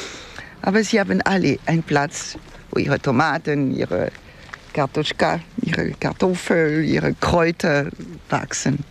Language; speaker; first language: German; non-native, fluent; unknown